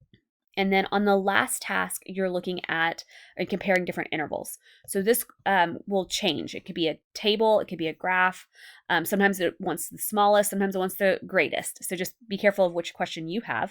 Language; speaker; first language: English; native; English